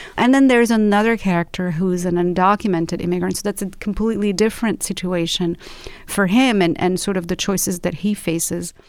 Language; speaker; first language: English; non-native, fluent; Arabic